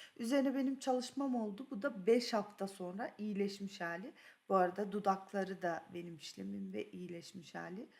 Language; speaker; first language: Turkish; early bilingual, other home language; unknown